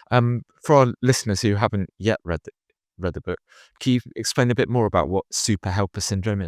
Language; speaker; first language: English; native; English